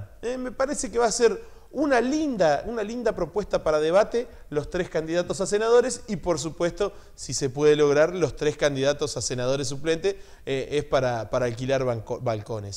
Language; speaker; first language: Spanish; native; Spanish